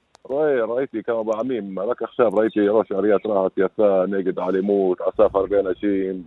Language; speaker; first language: Hebrew; non-native, local second language; Arabic